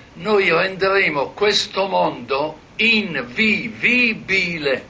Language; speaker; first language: Italian; native; Italian